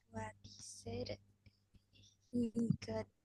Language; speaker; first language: English; non-native, learner; Indonesian